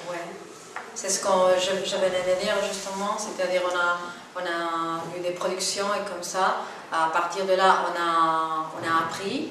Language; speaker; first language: French; non-native, fluent; Spanish